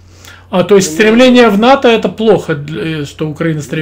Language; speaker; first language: Russian; native; Russian